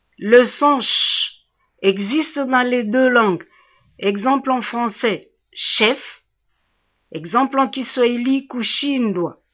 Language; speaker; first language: French; non-native, local second language; Swahili